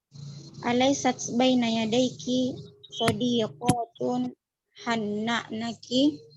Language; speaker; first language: Arabic; non-native, learner; Indonesian